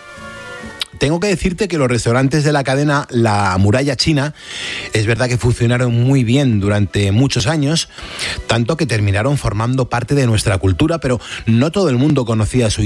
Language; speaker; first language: Spanish; native; Spanish